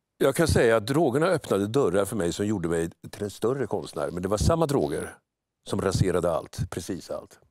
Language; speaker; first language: Swedish; native; Swedish